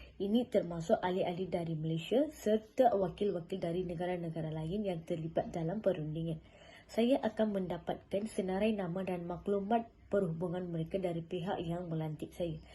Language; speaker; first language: Malay; non-native, local second language; Tamil